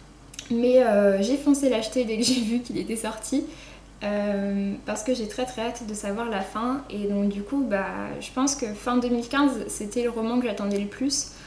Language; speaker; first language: French; native; French